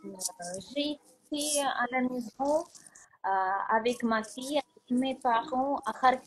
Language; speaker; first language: French; non-native, learner; Ukrainian